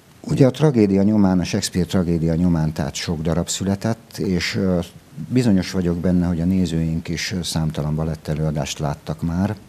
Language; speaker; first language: Hungarian; native; Hungarian